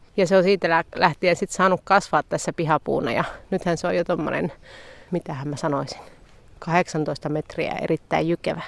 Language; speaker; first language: Finnish; native; Finnish